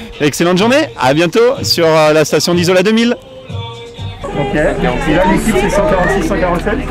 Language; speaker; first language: French; native; French